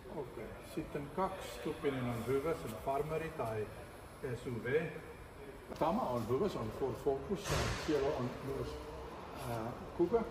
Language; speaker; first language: Finnish; non-native, learner; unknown